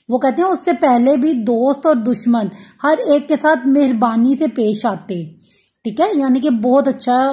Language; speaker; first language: Urdu; non-native, local second language; Punjabi